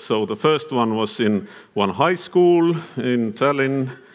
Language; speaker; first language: English; non-native, fluent; Estonian